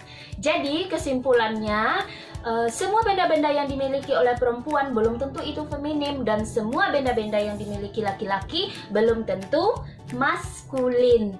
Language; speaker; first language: Indonesian; non-native, local second language; Minangkabau